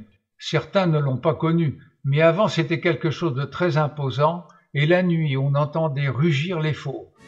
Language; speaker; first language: French; native; French